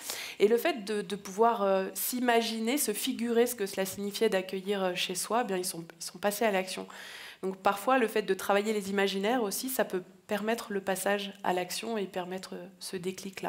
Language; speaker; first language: French; native; French